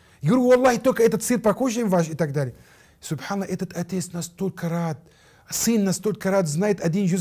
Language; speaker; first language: Russian; non-native, fluent; Arabic